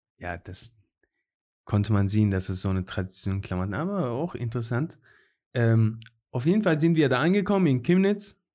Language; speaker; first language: German; non-native, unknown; Persian